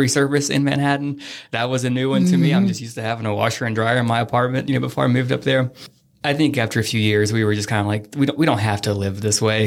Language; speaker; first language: English; native; English